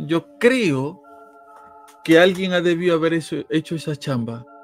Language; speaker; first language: Spanish; native; Spanish